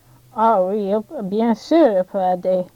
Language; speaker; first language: French; non-native, learner; English